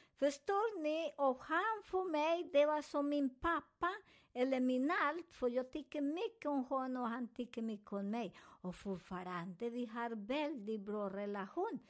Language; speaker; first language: Swedish; non-native, learner; Spanish